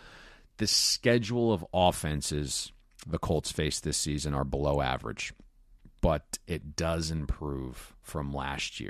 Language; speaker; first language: English; native; English